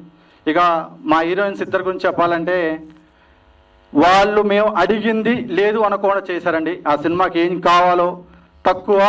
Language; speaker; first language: Telugu; native; Telugu